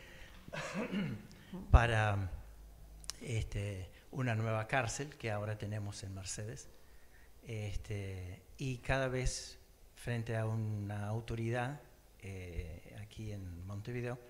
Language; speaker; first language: Spanish; early bilingual, other home language; English